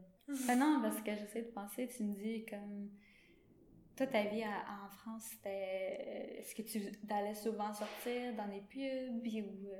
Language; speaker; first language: French; non-native, local second language; English